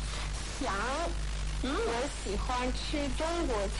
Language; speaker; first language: Chinese; non-native, learner; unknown